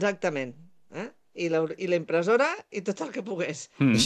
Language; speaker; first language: Catalan; native; Catalan